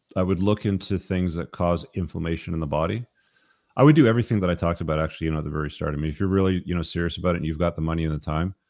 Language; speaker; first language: English; early bilingual, other home language; Greek